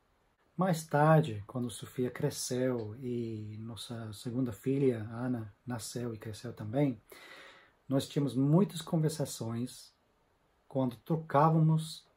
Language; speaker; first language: Portuguese; non-native, fluent; English